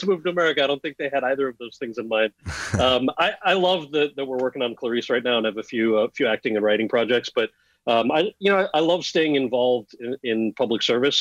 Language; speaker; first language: English; native; English